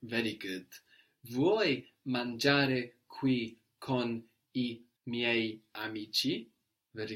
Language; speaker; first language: Italian; non-native, fluent; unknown